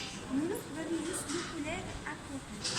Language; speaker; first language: French; non-native, learner; Arabic